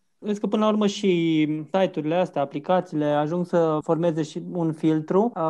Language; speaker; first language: Romanian; native; Romanian